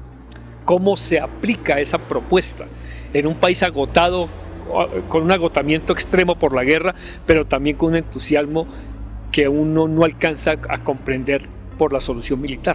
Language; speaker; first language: Spanish; native; Spanish